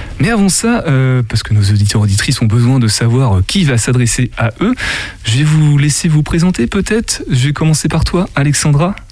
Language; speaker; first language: French; native; French